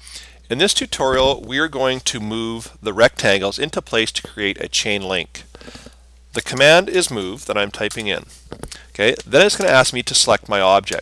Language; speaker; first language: English; native; English